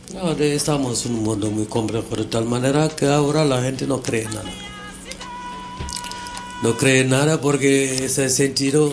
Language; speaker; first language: Spanish; non-native, fluent; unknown